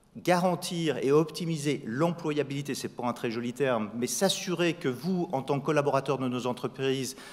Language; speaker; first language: French; native; French